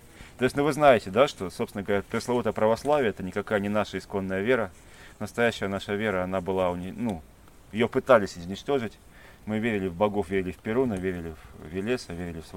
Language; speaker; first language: Russian; native; Russian